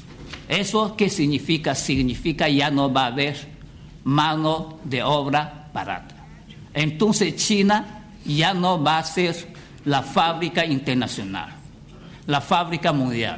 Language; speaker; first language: Spanish; non-native, fluent; Chinese